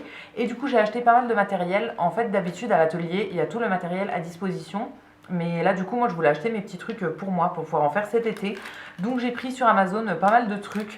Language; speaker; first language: French; native; French